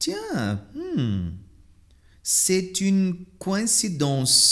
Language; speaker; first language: French; non-native, fluent; Portuguese